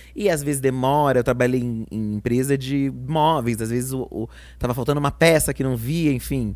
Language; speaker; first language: Portuguese; native; Portuguese